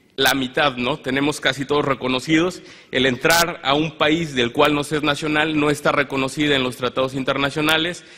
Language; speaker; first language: Spanish; native; Spanish